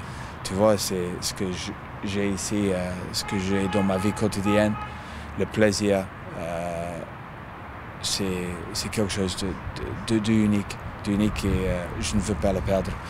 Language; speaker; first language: French; non-native, fluent; English